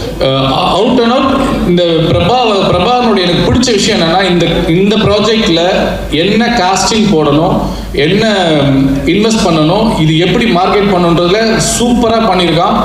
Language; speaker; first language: Tamil; native; Tamil